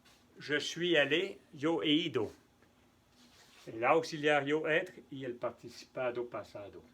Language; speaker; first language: Spanish; non-native, fluent; French